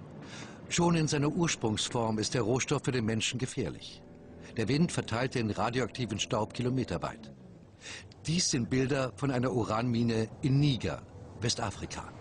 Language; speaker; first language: German; native; German